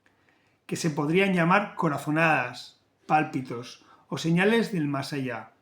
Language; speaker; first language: Spanish; native; Spanish